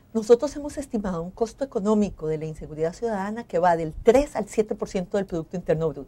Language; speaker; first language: Spanish; native; Spanish